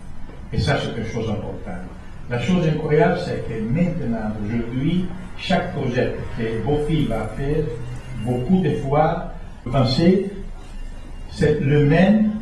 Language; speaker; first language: French; non-native, fluent; Italian